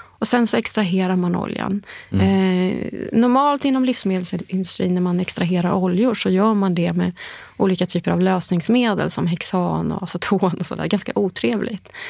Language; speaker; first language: Swedish; early bilingual, heritage; Swedish